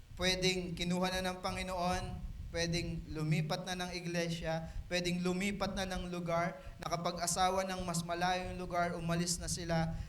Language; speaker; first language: Filipino; native; Filipino